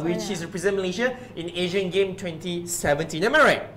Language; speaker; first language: English; non-native, local second language; Malay